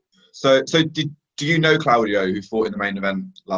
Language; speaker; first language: English; native; English